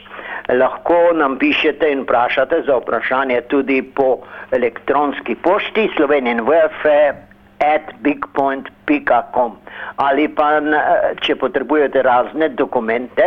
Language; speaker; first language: Slovenian; early bilingual, heritage; Slovenian